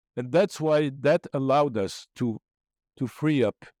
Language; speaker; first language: English; non-native, fluent; Arabic